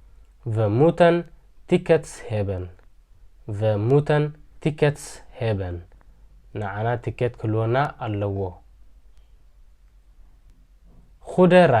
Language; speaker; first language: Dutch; non-native, fluent; Tigrinya